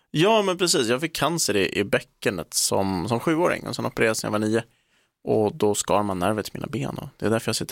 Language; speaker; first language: Swedish; native; Swedish